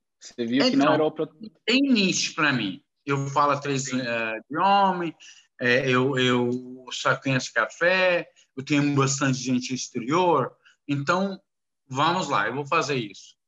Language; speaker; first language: Portuguese; non-native, learner; Arabic